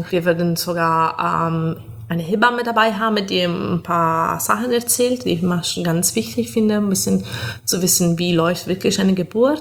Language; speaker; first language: German; non-native, fluent; Italian